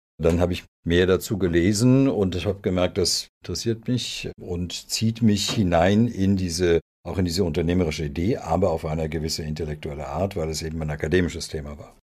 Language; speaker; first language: German; early bilingual, other home language; Serbian